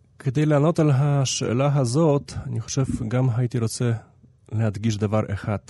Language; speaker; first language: Hebrew; non-native, fluent; Polish